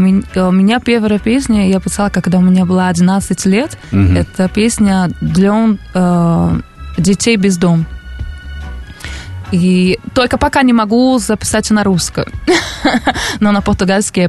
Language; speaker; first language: Russian; non-native, learner; Portuguese